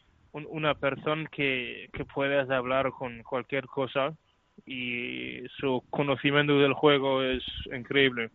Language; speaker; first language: Spanish; non-native, learner; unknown